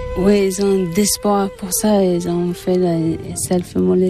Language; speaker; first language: French; non-native, learner; Tibetan